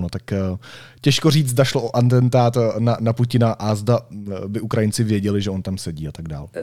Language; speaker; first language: Czech; native; Czech